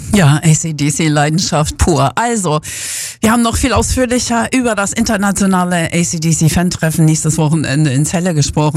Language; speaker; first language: German; native; German